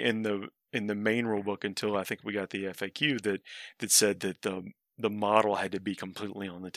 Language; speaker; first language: English; native; English